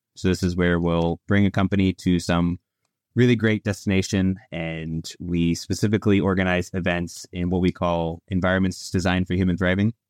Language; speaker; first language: English; early bilingual, other home language; Italian